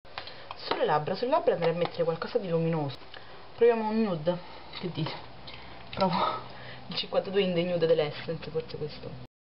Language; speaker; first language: Italian; native; Italian